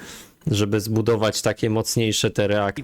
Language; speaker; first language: Polish; native; Polish